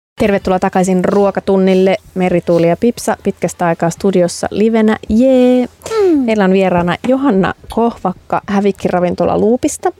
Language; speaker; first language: Finnish; native; Finnish